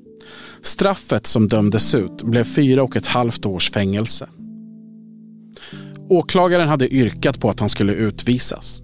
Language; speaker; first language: Swedish; native; Swedish